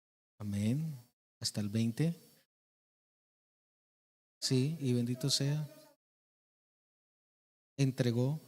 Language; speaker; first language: Spanish; native; Spanish